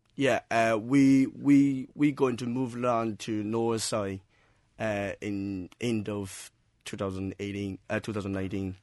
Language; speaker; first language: English; non-native, learner; Chinese